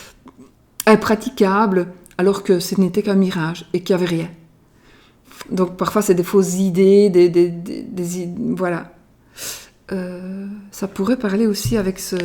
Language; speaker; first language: French; native; French